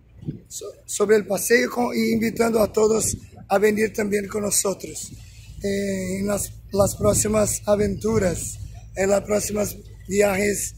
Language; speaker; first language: Spanish; non-native, learner; Portuguese